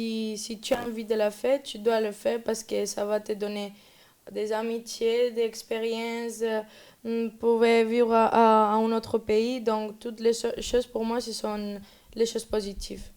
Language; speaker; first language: French; non-native, learner; Spanish